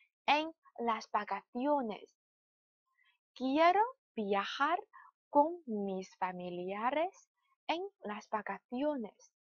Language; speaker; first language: Spanish; non-native, fluent; Chinese